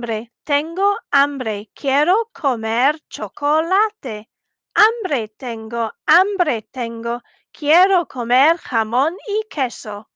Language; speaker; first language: Spanish; non-native, fluent; English